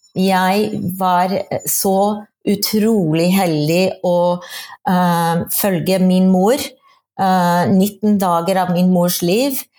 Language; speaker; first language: Norwegian; non-native, fluent; English